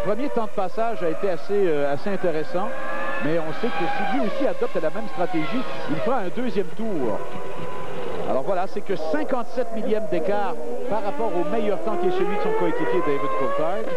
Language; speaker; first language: French; native; French